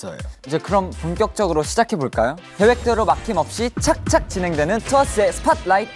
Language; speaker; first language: Korean; native; Korean